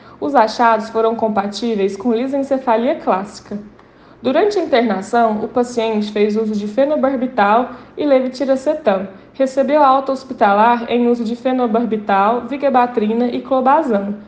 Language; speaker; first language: Portuguese; native; Portuguese